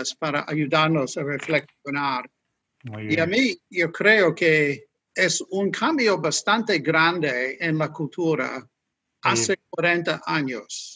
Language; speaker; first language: Spanish; non-native, learner; English